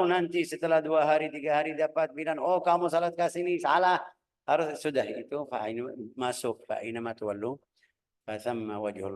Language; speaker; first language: Indonesian; non-native, fluent; Arabic